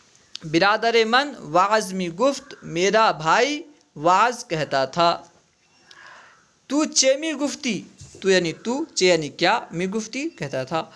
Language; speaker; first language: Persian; non-native, fluent; Urdu